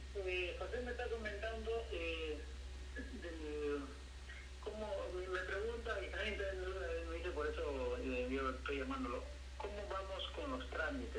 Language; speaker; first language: Spanish; native; Spanish